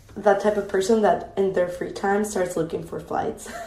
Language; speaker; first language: English; non-native, fluent; Spanish